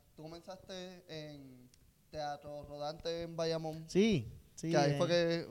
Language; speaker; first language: Spanish; native; Spanish